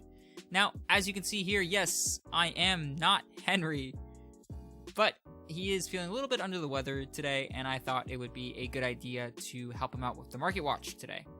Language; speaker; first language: English; native; English